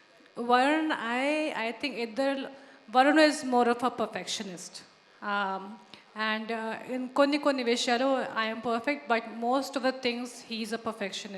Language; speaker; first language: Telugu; non-native, fluent; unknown